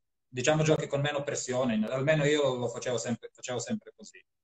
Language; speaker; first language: Italian; non-native, fluent; Croatian